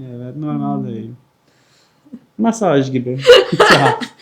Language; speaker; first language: Turkish; non-native, learner; English